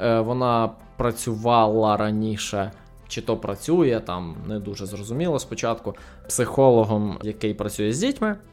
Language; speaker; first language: Ukrainian; native; Ukrainian